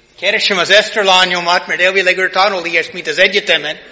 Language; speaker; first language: Hungarian; non-native, learner; English